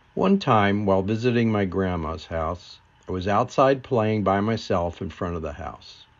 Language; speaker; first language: English; native; English